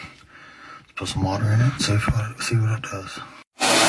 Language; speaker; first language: English; native; English